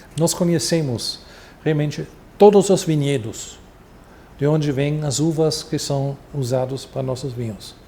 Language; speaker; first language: Portuguese; non-native, fluent; German